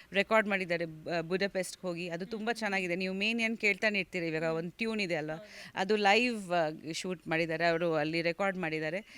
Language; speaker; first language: Kannada; non-native, fluent; Bangla